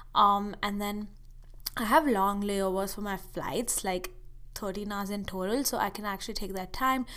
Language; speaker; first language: English; non-native, local second language; Hindi